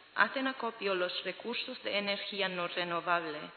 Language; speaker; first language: Spanish; non-native, fluent; English